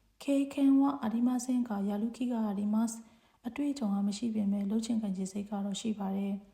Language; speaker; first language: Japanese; non-native, fluent; Burmese